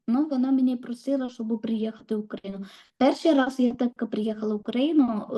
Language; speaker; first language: Ukrainian; non-native, learner; Malayalam